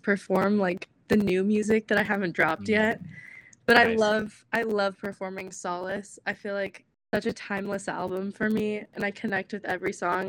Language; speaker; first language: English; native; English